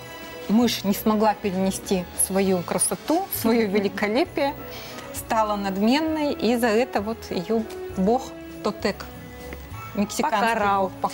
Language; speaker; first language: Russian; native; Russian